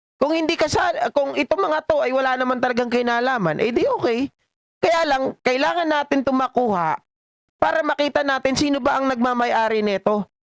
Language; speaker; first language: Filipino; native; Filipino